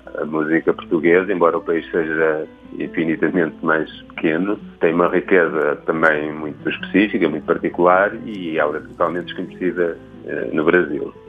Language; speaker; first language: Portuguese; native; Portuguese